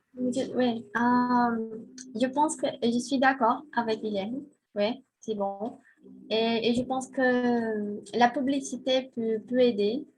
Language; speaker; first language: French; non-native, learner; Portuguese